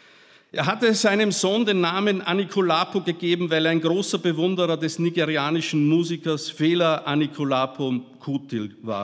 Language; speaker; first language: German; native; German